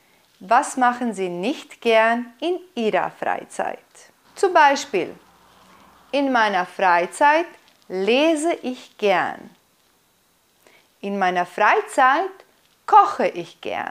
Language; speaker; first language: German; non-native, fluent; Bosnian